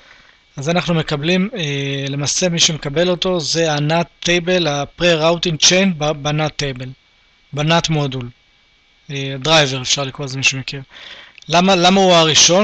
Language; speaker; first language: Hebrew; native; Hebrew